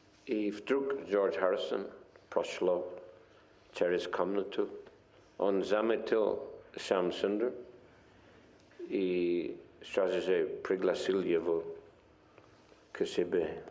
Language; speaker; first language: Russian; non-native, fluent; English